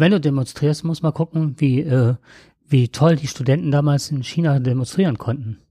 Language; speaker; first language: German; native; German